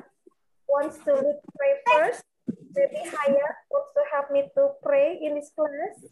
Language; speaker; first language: English; non-native, learner; Indonesian